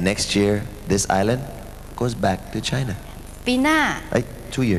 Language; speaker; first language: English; non-native, fluent; Thai